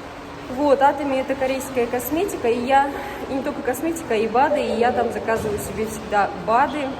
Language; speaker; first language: Russian; native; Russian